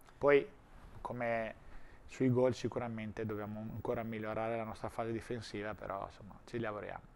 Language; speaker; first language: Italian; native; Italian